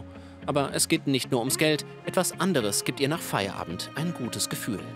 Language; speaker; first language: German; native; German